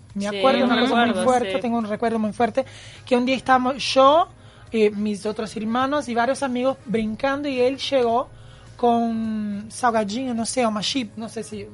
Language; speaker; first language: Spanish; non-native, learner; Portuguese